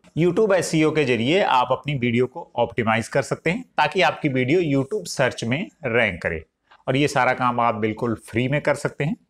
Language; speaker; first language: Hindi; native; Hindi